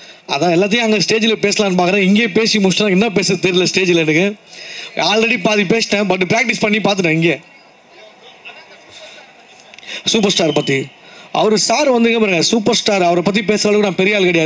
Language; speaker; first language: Tamil; native; Tamil